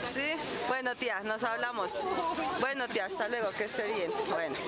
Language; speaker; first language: Spanish; native; Spanish